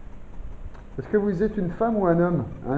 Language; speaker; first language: French; native; French